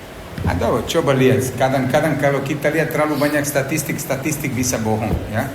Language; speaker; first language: Indonesian; non-native, fluent; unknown